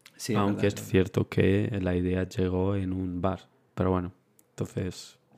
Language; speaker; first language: Spanish; early bilingual, other home language; Romanian